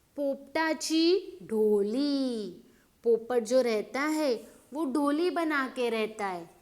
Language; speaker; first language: Hindi; non-native, local second language; Marathi